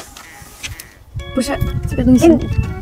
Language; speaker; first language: Chinese; non-native, learner; Ukrainian